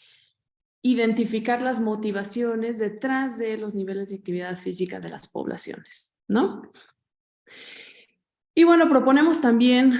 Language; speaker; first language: Spanish; native; Spanish